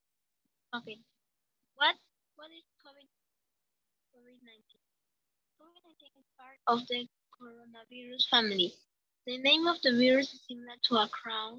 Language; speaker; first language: English; non-native, learner; Spanish